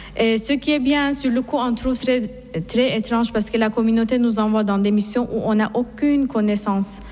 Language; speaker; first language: French; non-native, fluent; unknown